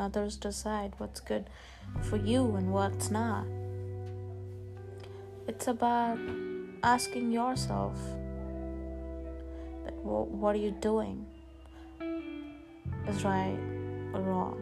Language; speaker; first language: English; non-native, local second language; Gujarati